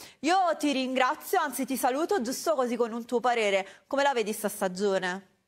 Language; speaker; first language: Italian; native; Italian